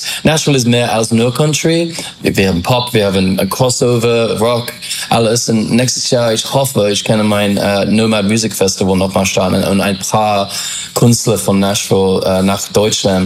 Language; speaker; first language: German; non-native, learner; English